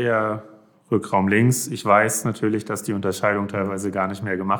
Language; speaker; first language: German; native; German